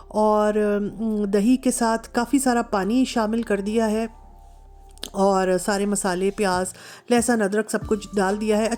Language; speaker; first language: Urdu; native; Urdu